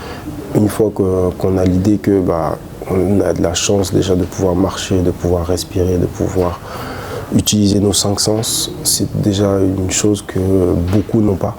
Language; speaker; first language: French; early bilingual, other home language; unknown